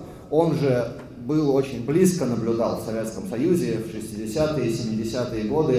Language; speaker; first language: Russian; native; Russian